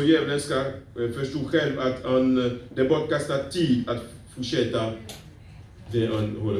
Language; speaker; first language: Swedish; non-native, fluent; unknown